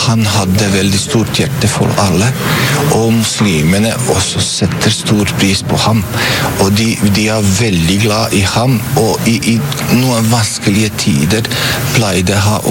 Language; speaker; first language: Norwegian; non-native, fluent; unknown